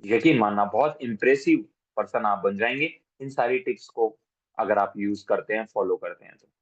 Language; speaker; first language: Hindi; native; Hindi